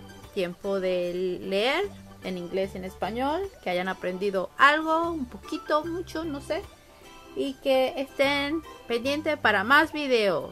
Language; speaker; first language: Spanish; early bilingual, heritage; Spanish